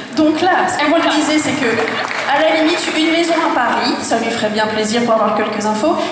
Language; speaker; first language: French; native; French